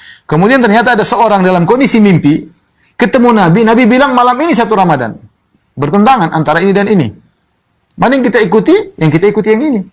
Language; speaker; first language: Indonesian; native; Indonesian